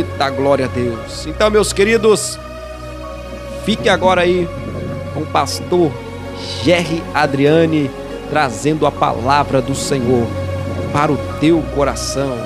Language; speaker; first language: Portuguese; native; Portuguese